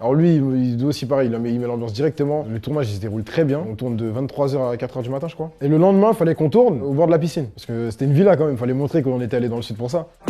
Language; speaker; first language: French; native; French